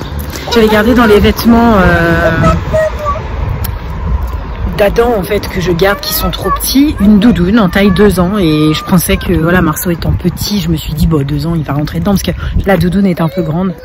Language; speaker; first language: French; native; French